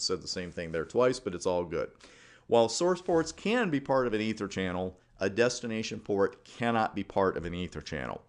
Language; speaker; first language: English; native; English